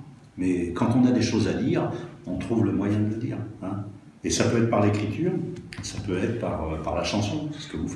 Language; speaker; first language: French; native; French